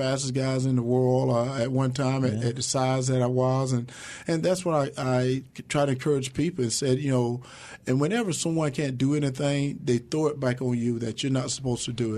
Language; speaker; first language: English; native; English